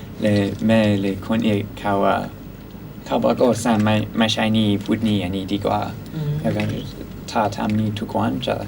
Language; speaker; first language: Thai; non-native, learner; English